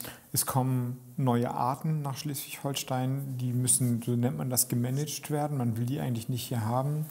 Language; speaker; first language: German; native; German